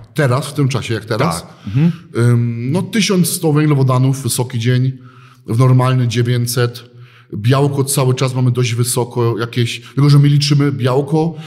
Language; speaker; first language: Polish; early bilingual, heritage; Polish